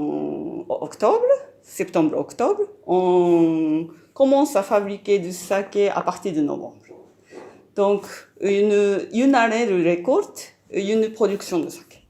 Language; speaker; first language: French; non-native, fluent; Japanese